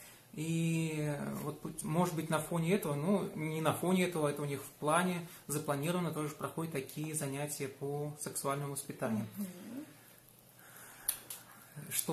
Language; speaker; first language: Russian; native; Russian